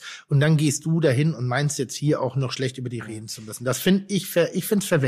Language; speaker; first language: German; native; German